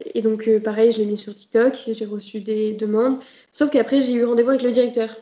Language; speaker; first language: French; native; French